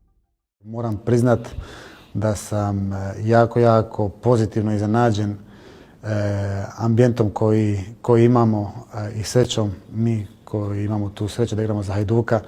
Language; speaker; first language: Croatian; early bilingual, heritage; Croatian